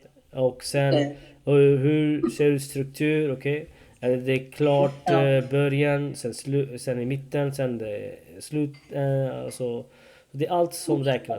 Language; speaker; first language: Swedish; non-native, learner; Urdu